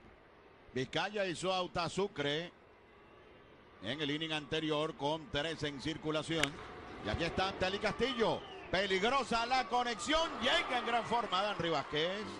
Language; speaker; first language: Spanish; native; Spanish